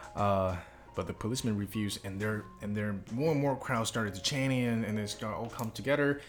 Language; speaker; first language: English; non-native, fluent; Chinese